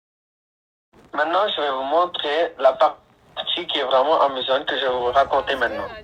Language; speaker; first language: French; non-native, learner; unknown